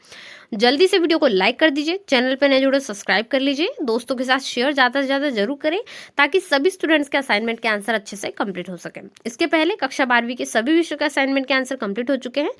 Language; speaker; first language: Hindi; native; Hindi